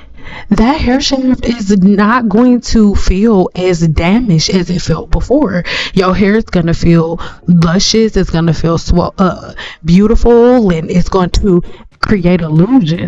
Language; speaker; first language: English; native; English